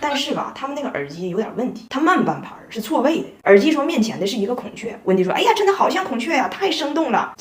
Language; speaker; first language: Chinese; native; Chinese